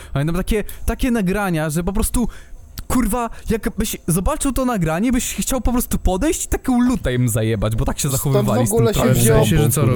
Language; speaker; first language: Polish; native; Polish